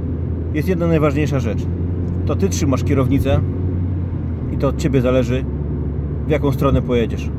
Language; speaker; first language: Polish; native; Polish